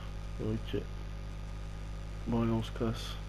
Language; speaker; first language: French; native; French